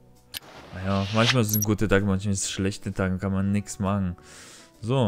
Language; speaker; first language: German; non-native, learner; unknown